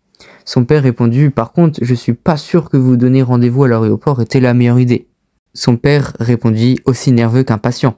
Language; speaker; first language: French; native; French